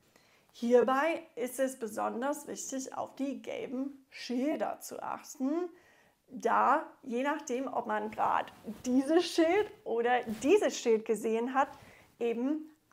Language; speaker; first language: German; non-native, fluent; English